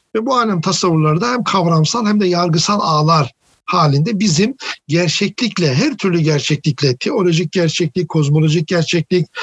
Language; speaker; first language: Turkish; native; Turkish